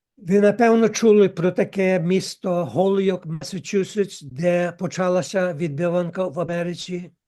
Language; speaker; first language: Ukrainian; early bilingual, heritage; Ukrainian